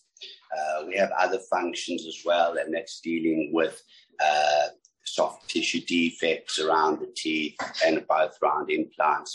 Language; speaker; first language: English; native; English